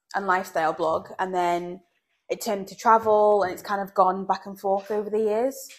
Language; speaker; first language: English; native; English